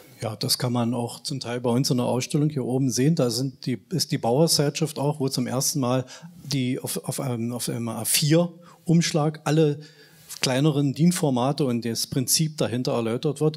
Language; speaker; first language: German; native; German